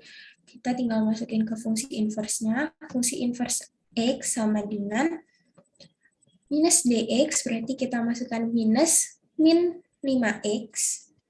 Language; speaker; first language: Indonesian; native; Indonesian